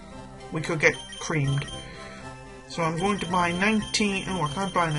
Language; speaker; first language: English; native; English